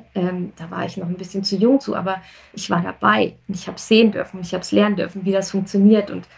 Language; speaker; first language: German; native; German